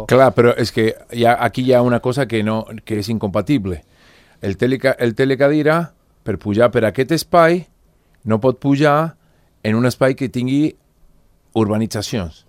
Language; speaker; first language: Catalan; non-native, fluent; Spanish